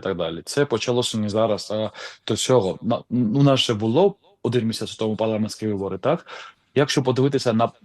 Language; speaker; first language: Ukrainian; non-native, fluent; Georgian